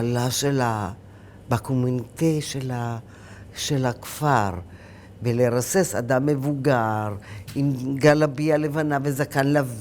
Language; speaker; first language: Hebrew; early bilingual, other home language; Arabic